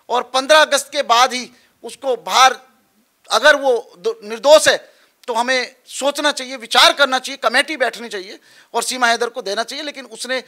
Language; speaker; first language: Hindi; native; Hindi